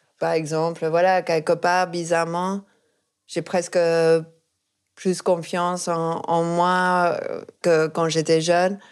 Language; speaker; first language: French; non-native, fluent; Spanish